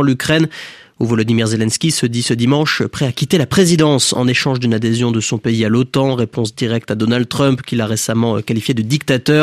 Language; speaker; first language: French; native; French